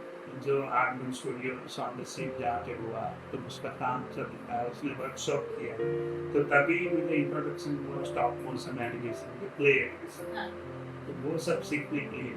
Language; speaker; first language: Hindi; non-native, local second language; Gujarati